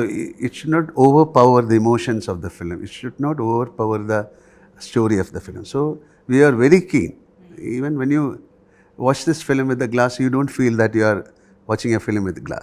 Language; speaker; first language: English; non-native, local second language; Malayalam